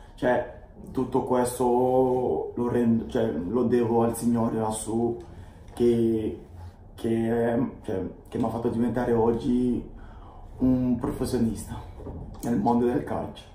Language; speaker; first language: Italian; non-native, fluent; French